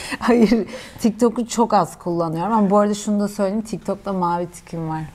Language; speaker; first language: Turkish; early bilingual, heritage; Turkish